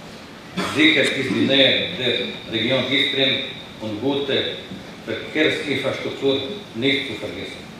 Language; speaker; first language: German; non-native, fluent; Croatian